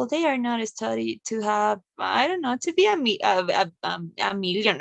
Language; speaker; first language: English; non-native, learner; Spanish